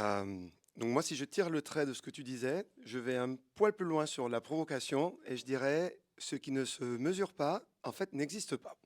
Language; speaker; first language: French; native; French